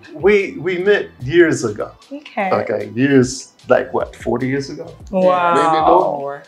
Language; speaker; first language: English; native; English